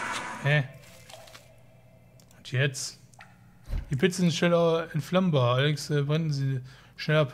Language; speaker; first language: German; native; German